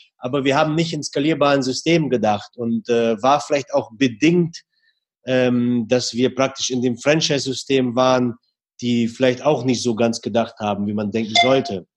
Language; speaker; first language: German; early bilingual, other home language; Russian